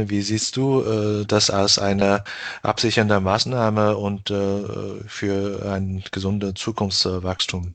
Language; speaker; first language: German; non-native, fluent; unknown